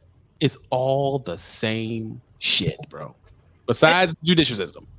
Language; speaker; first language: English; native; English